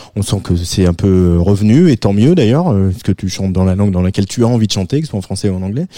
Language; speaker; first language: French; native; French